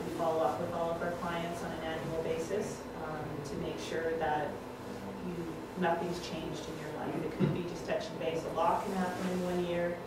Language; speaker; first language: English; native; English